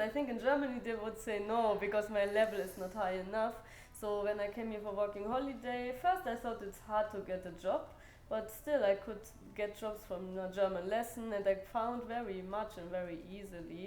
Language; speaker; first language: English; non-native, fluent; German